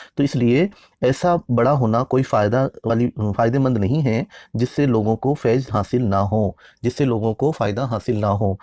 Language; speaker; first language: Hindi; native; Hindi